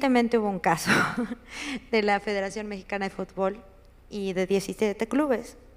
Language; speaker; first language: Spanish; native; Spanish